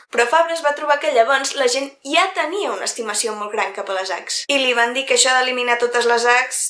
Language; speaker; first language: Catalan; native; Catalan